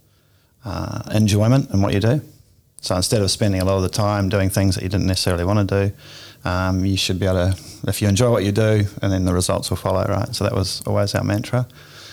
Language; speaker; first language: English; native; English